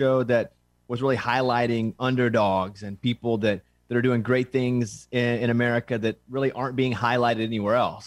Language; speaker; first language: English; native; English